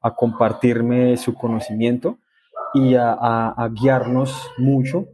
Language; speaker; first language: Spanish; native; Spanish